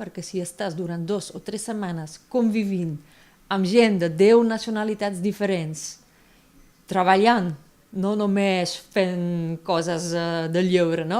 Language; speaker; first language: Catalan; non-native, fluent; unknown